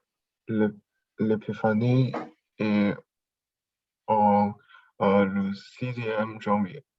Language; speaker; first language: French; non-native, learner; Chinese